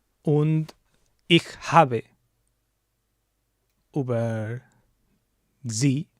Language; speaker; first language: German; non-native, learner; English